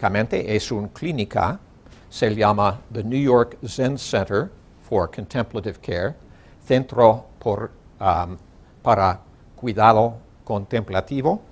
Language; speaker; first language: Spanish; non-native, learner; English